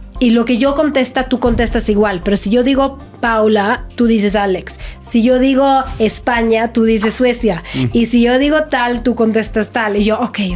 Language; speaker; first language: Spanish; non-native, fluent; Swedish